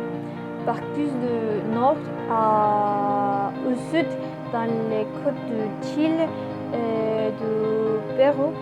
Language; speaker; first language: French; non-native, learner; Spanish